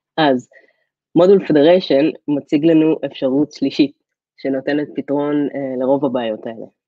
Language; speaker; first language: Hebrew; native; Hebrew